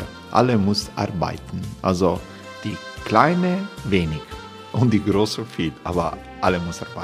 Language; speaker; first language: German; non-native, learner; Croatian